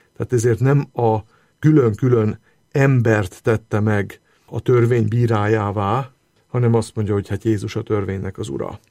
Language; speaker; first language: Hungarian; native; Hungarian